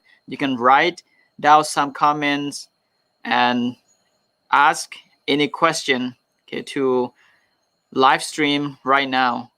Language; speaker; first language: English; non-native, fluent; Thai